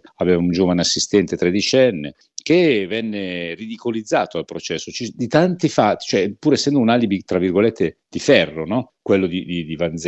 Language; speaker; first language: Italian; native; Italian